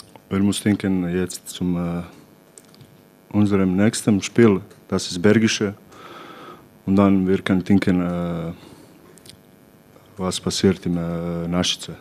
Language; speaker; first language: German; non-native, learner; Croatian